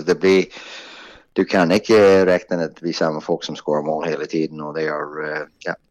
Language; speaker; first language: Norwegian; non-native, fluent; Swedish